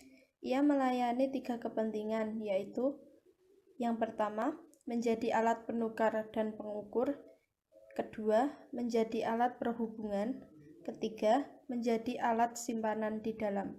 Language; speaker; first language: Indonesian; native; Indonesian